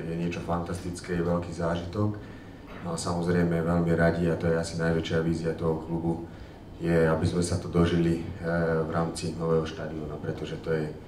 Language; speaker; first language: Slovak; native; Slovak